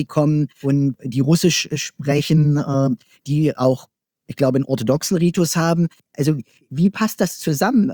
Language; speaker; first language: German; native; German